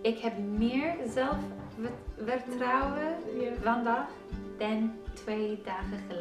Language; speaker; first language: Dutch; non-native, learner; English